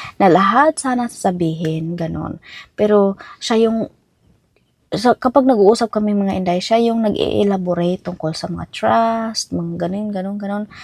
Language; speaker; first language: Filipino; non-native, local second language; Cebuano